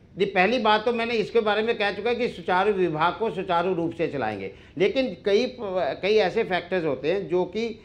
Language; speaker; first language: Hindi; native; Hindi